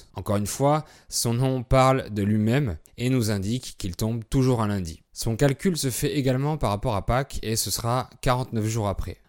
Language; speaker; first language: French; native; French